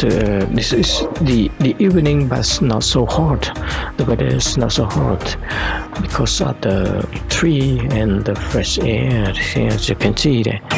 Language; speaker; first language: English; non-native, learner; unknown